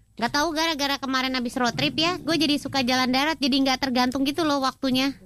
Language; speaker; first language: Indonesian; native; Indonesian